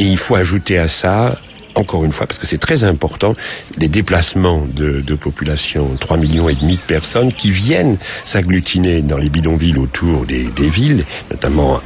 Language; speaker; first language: French; native; French